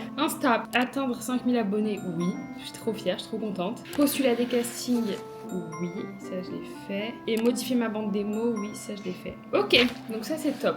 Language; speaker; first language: French; native; French